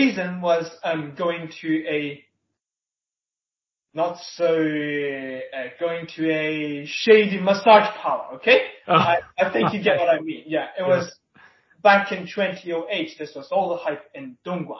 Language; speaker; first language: English; non-native, local second language; Cantonese